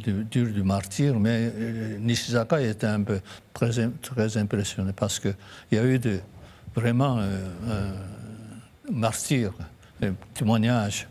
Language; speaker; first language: French; non-native, fluent; Japanese